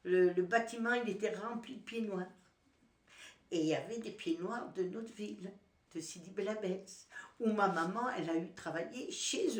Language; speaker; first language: French; native; French